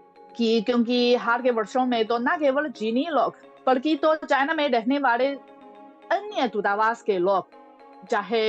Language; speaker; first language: Hindi; non-native, fluent; Chinese